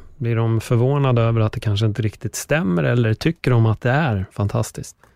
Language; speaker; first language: Swedish; native; Swedish